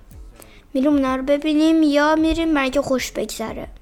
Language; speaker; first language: Persian; native; Persian